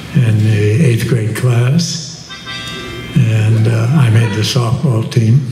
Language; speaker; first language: English; native; English